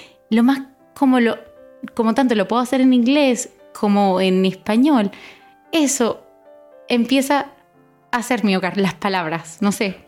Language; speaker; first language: Spanish; early bilingual, heritage; Spanish